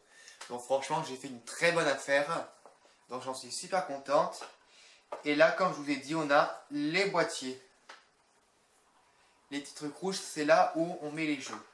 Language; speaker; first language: French; native; French